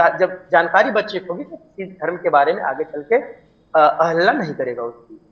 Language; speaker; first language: Hindi; native; Hindi